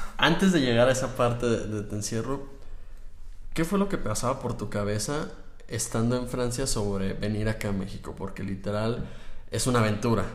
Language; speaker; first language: Spanish; native; Spanish